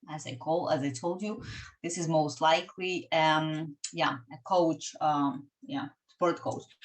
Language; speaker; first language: English; non-native, fluent; Ukrainian